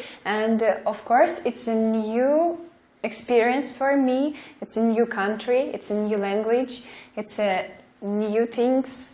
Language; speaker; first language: English; non-native, learner; Russian